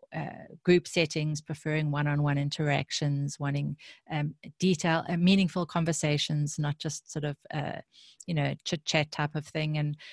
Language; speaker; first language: English; native; English